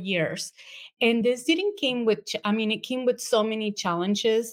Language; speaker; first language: English; non-native, fluent; Spanish